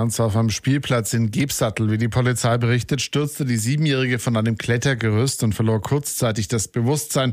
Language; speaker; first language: German; native; German